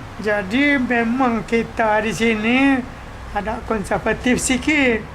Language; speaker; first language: Malay; native; Malay